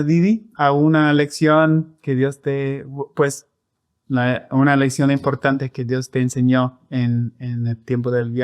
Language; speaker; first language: Spanish; non-native, fluent; English